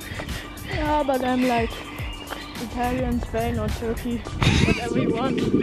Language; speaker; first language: English; non-native, fluent; German